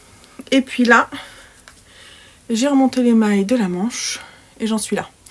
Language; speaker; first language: French; native; French